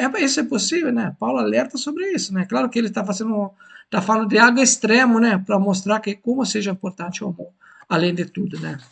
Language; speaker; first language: Portuguese; non-native, fluent; Italian